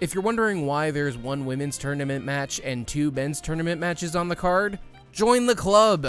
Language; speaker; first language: English; native; English